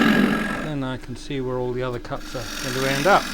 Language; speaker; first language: English; native; English